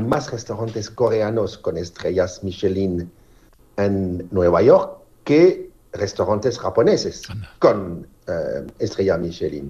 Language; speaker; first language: Spanish; non-native, fluent; French